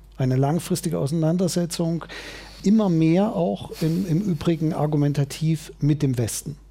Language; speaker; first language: German; native; German